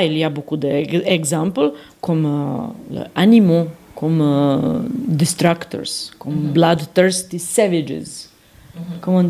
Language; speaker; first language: French; non-native, fluent; Serbian